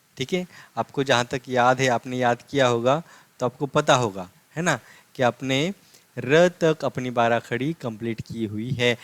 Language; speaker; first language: Hindi; non-native, local second language; Marathi